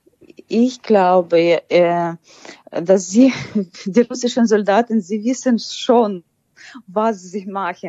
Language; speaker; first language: German; non-native, fluent; Ukrainian